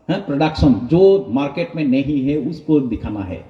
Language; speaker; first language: Hindi; non-native, local second language; Bangla